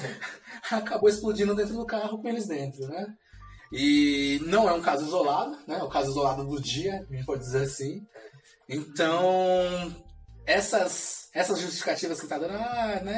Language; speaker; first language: Portuguese; native; Portuguese